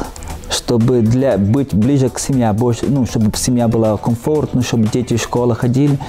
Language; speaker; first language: Russian; non-native, fluent; Portuguese